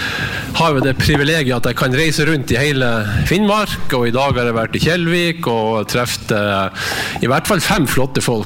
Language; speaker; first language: Norwegian; native; Norwegian